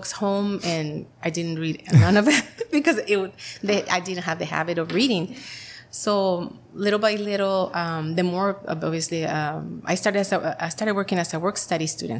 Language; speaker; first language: English; non-native, fluent; Spanish